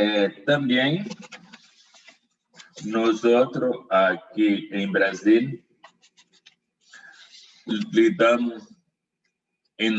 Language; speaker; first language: Portuguese; non-native, learner; Spanish